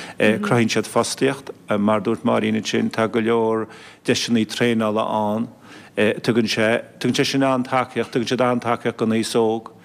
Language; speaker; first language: Irish; native; Irish